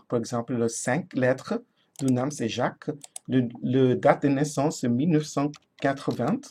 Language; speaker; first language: French; non-native, fluent; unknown